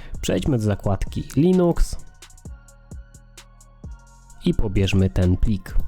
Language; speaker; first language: Polish; native; Polish